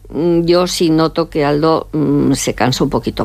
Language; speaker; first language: Spanish; native; Spanish